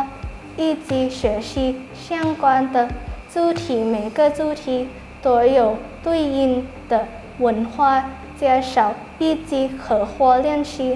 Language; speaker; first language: Chinese; non-native, learner; Thai